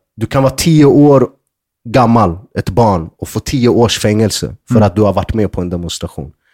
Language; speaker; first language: Swedish; early bilingual, other home language; Arabic